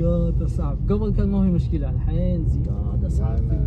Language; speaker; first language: Arabic; non-native, learner; Bangla